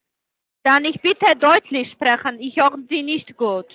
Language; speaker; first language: German; non-native, learner; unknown